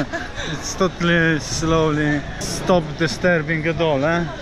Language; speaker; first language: English; non-native, learner; Polish